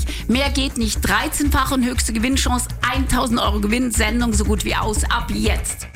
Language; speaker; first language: German; native; German